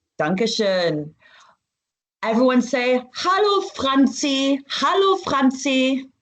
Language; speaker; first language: German; non-native, fluent; English